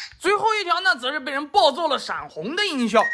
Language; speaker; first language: Chinese; native; Chinese